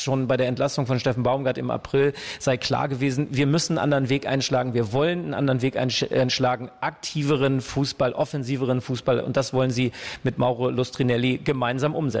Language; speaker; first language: German; native; German